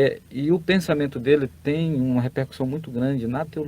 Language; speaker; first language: Portuguese; native; Portuguese